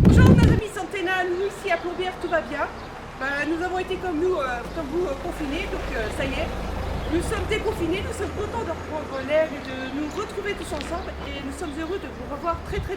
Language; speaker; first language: French; native; French